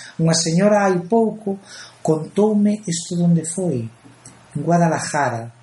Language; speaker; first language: Galician; native; Galician